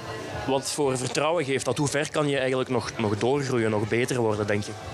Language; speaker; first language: Dutch; native; Dutch